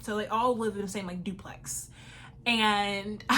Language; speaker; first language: English; native; English